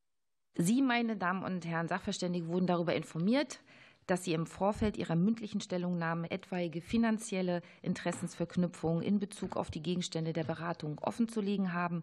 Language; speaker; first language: German; native; German